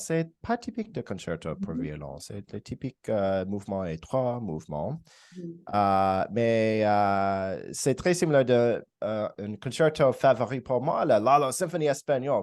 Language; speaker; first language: French; non-native, learner; English